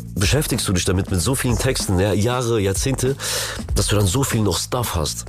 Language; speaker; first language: German; early bilingual, other home language; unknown